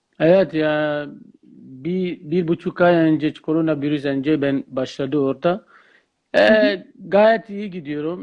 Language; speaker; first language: Turkish; non-native, learner; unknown